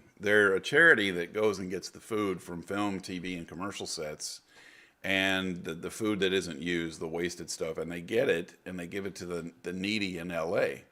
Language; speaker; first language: English; native; English